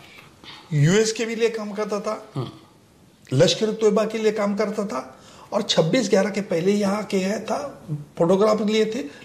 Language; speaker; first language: Hindi; non-native, local second language; Marathi